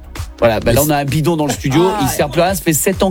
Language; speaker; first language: French; native; French